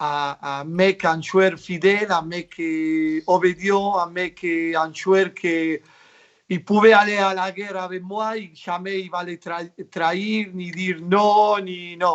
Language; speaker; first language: French; non-native, fluent; Spanish